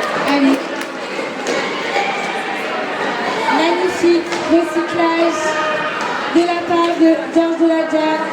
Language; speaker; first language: French; native; French